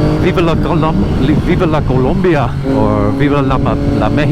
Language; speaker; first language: Spanish; non-native, learner; English